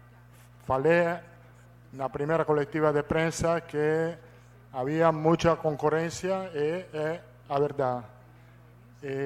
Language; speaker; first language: Portuguese; non-native, fluent; Italian